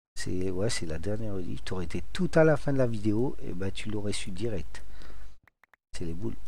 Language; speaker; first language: French; native; French